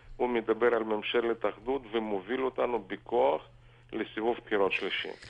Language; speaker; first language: Hebrew; non-native, fluent; Russian